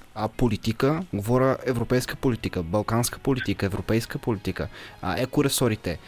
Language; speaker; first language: Bulgarian; native; Bulgarian